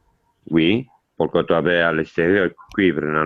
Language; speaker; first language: French; non-native, learner; Italian